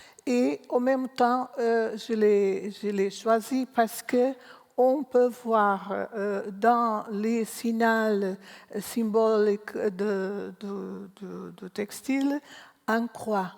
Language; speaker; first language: French; non-native, learner; Portuguese